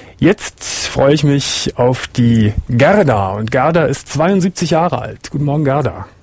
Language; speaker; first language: German; native; German